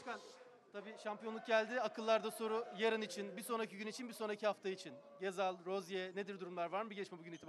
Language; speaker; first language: Turkish; native; Turkish